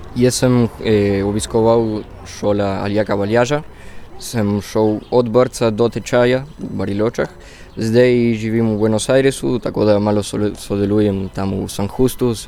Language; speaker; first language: Slovenian; early bilingual, heritage; Slovenian